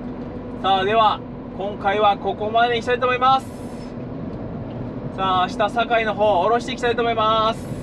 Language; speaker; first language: Japanese; native; Japanese